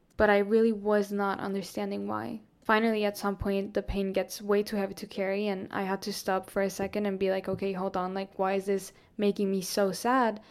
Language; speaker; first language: English; non-native, fluent; Spanish